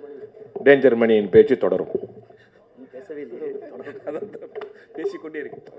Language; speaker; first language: Tamil; native; Tamil